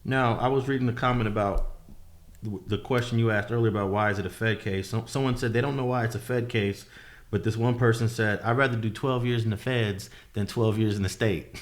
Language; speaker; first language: English; native; English